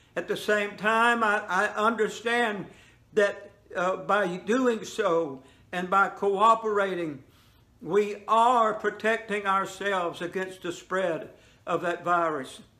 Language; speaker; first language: English; native; English